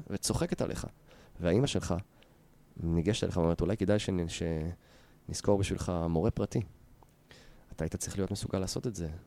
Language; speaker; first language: Hebrew; native; Hebrew